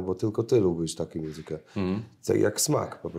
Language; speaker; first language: Polish; non-native, learner; English